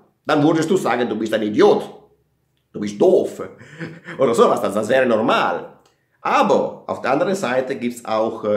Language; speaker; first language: German; non-native, fluent; Italian